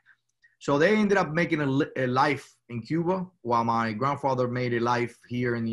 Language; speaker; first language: English; early bilingual, other home language; Spanish